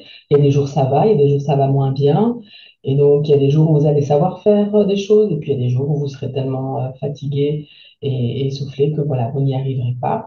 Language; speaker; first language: French; native; French